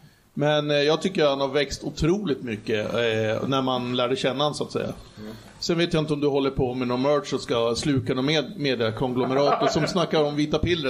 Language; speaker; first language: Swedish; native; Swedish